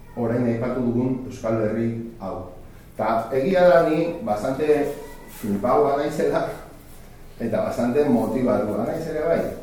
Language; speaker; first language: Basque; non-native, local second language; Spanish